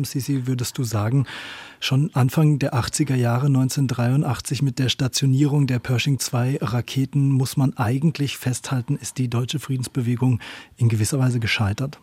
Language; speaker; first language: German; native; German